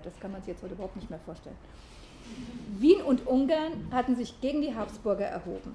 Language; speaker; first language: German; native; German